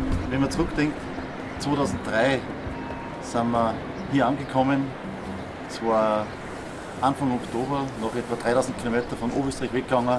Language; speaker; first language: German; native; German